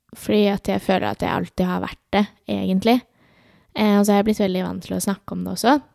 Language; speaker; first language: Norwegian; early bilingual, other home language; Urdu